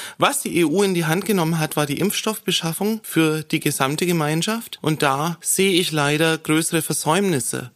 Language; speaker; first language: German; native; German